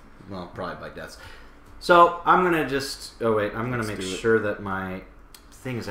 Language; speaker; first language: English; native; English